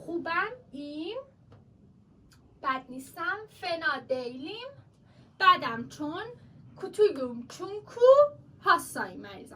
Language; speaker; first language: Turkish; non-native, learner; Persian